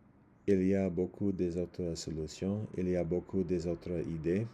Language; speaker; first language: French; non-native, learner; English